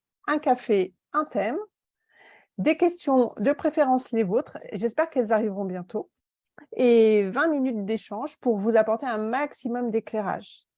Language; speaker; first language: French; native; French